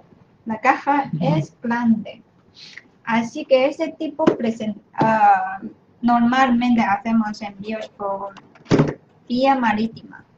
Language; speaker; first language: Spanish; non-native, fluent; Chinese